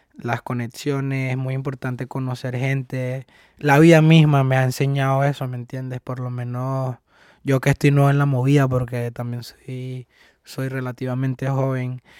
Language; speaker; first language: Spanish; native; Spanish